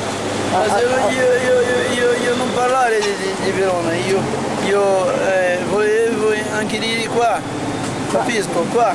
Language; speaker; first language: Italian; non-native, learner; Portuguese